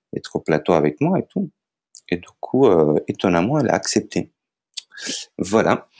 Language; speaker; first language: French; non-native, fluent; Macedonian